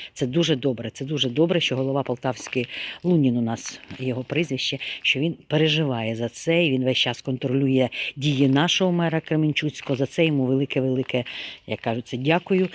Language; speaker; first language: Ukrainian; non-native, local second language; Russian